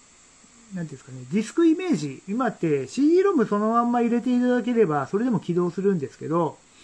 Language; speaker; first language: Japanese; native; Japanese